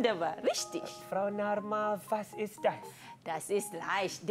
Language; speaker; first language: German; non-native, fluent; Malay